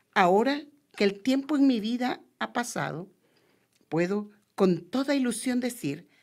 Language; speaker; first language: Spanish; native; Spanish